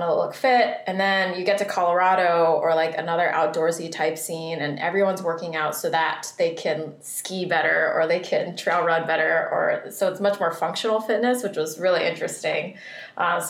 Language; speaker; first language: English; early bilingual, other home language; Vietnamese